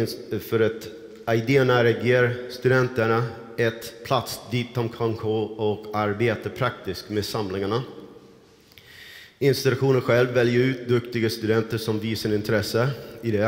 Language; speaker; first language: Swedish; non-native, fluent; English